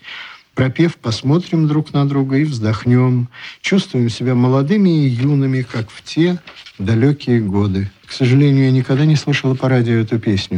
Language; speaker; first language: Russian; native; Russian